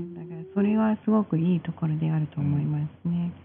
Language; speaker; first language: Japanese; non-native, fluent; English